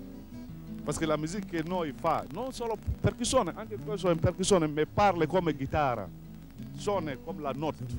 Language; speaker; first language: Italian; non-native, learner; Bambara